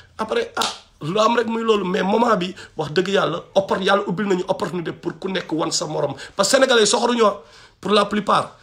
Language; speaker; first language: Wolof; non-native, local second language; Fula